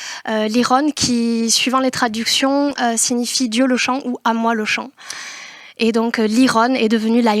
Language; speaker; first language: French; native; French